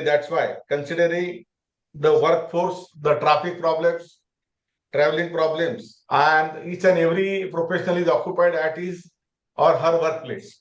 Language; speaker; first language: English; non-native, local second language; Marathi